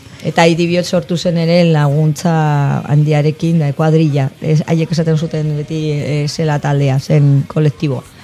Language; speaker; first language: Basque; non-native, local second language; Spanish